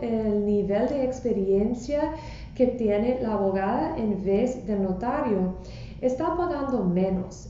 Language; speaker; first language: Spanish; non-native, fluent; English